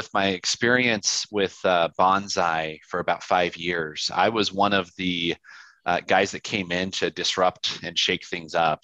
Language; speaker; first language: English; native; English